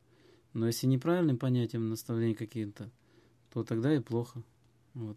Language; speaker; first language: Russian; native; Russian